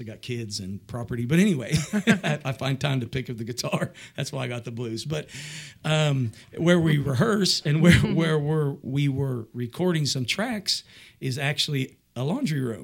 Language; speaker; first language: English; native; English